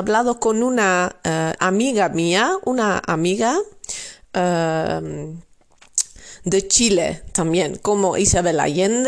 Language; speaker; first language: Spanish; non-native, fluent; Dutch